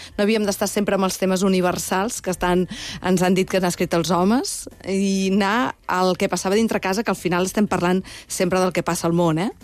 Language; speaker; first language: Catalan; native; Catalan